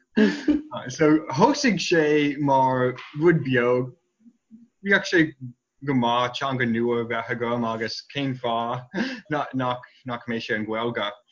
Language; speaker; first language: Irish; non-native, fluent; English